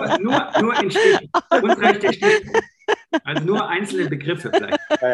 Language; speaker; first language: German; native; German